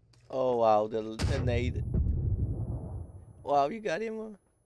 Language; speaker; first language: English; non-native, fluent; French